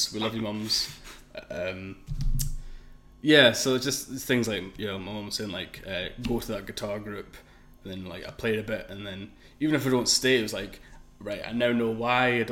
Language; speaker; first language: English; native; English